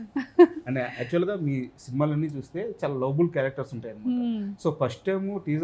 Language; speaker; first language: Telugu; native; Telugu